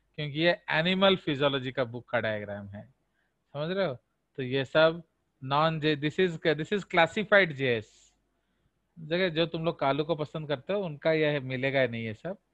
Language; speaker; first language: Hindi; non-native, local second language; Odia